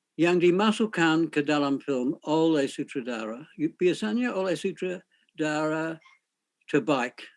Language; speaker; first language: Indonesian; non-native, fluent; English